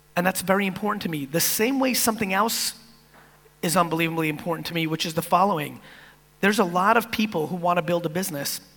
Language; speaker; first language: English; native; English